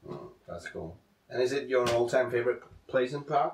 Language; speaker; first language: English; non-native, fluent; Czech